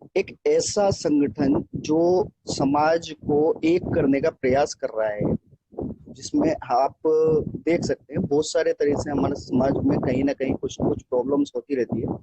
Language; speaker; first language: Hindi; native; Hindi